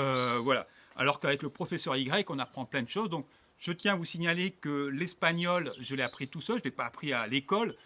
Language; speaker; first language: French; native; French